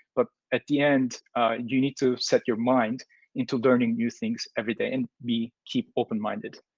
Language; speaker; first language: English; non-native, fluent; Turkish